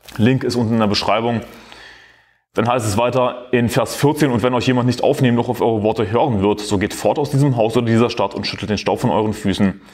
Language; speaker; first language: German; native; German